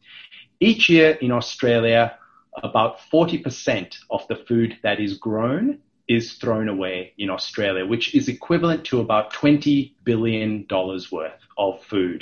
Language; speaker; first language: English; non-native, local second language; Sinhala